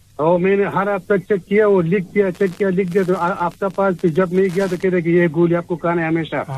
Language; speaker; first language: Urdu; non-native, local second language; Punjabi